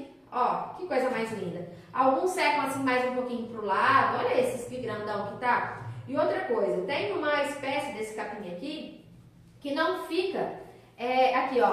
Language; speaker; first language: Portuguese; native; Portuguese